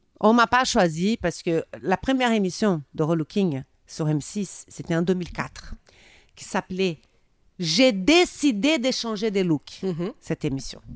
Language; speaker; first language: French; non-native, fluent; Portuguese